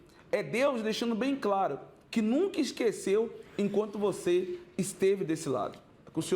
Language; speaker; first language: Portuguese; native; Portuguese